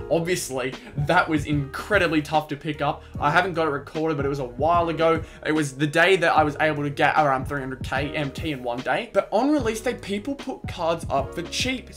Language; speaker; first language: English; native; English